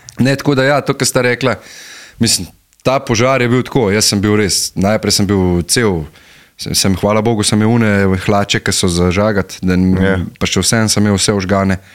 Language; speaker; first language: Slovenian; native; Slovenian